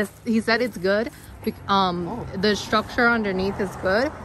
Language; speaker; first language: English; early bilingual, other home language; Spanish